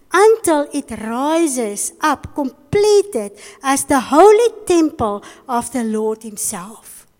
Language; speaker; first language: English; non-native, local second language; Afrikaans